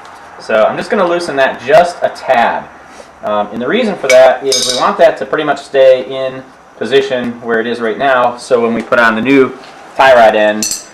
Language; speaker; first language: English; native; English